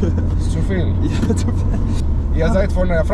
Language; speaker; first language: German; non-native, learner; Greek